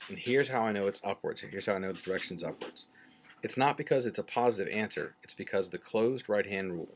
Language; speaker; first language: English; native; English